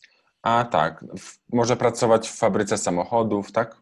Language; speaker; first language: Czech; non-native, learner; Polish